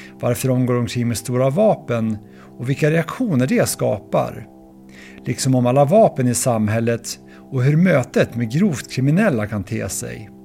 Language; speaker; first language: Swedish; native; Swedish